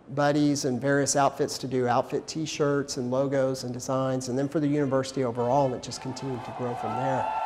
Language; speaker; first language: English; native; English